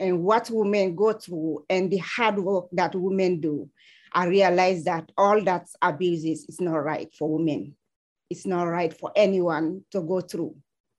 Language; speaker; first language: English; non-native, local second language; Fula